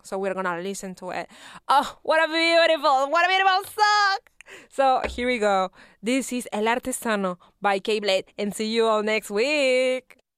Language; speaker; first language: English; non-native, fluent; Spanish